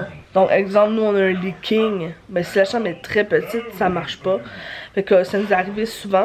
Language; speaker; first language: French; native; French